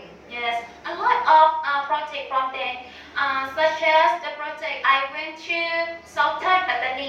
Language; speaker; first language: English; non-native, learner; Thai